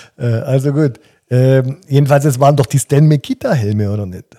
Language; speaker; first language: German; native; German